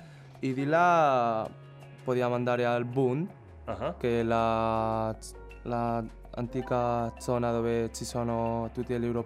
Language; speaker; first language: Italian; non-native, learner; Chinese